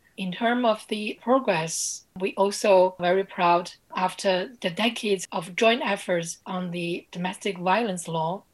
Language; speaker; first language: English; non-native, fluent; Chinese